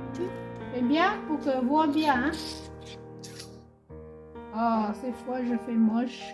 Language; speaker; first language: French; non-native, learner; Hmong